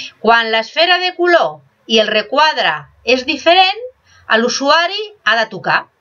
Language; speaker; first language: Catalan; non-native, local second language; Spanish